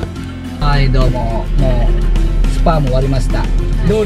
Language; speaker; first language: Japanese; non-native, fluent; Balinese